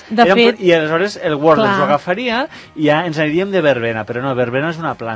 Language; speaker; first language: Catalan; native; Catalan